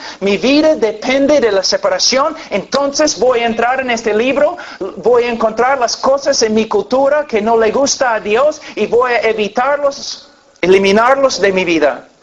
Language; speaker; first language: Spanish; non-native, fluent; English